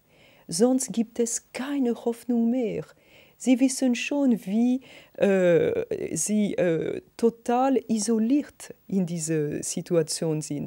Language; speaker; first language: German; non-native, fluent; French